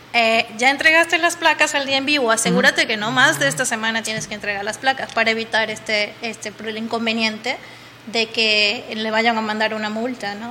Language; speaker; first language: Spanish; native; Spanish